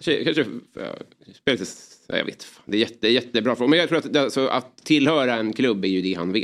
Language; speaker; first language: Swedish; native; Swedish